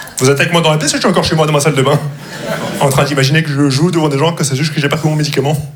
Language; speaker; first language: French; non-native, local second language; Arabic